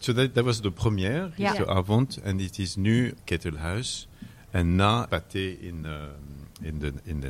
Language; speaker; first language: Dutch; non-native, learner; French